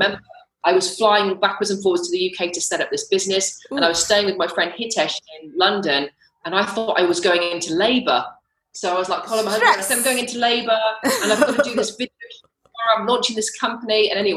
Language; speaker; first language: English; native; English